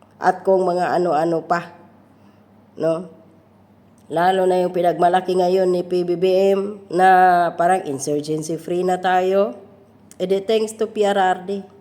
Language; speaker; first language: Filipino; non-native, local second language; Cebuano